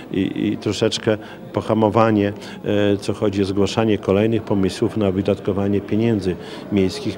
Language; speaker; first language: Polish; native; Polish